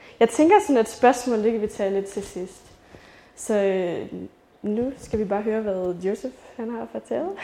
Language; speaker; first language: Danish; native; Danish